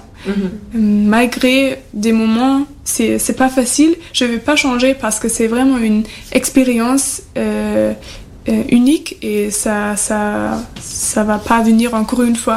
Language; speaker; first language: French; non-native, fluent; German